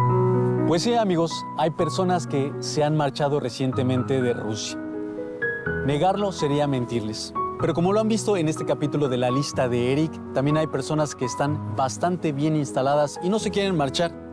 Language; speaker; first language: Spanish; native; Spanish